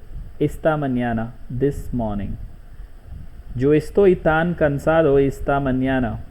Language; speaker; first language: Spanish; non-native, learner; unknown